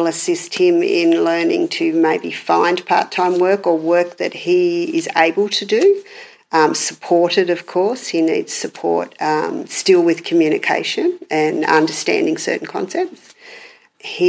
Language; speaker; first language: English; native; English